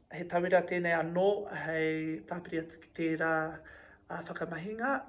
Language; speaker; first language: Māori; non-native, local second language; English